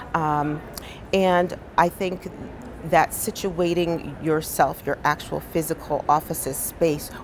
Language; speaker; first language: English; native; English